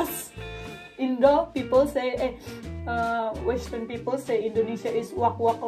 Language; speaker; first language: English; non-native, learner; Indonesian